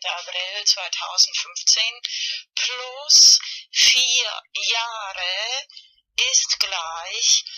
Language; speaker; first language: German; non-native, fluent; Spanish